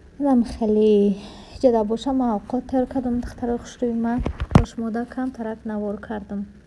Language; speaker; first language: Tajik; native; Tajik